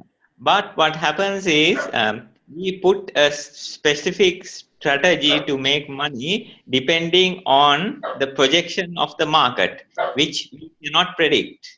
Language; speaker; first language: English; non-native, local second language; Sinhala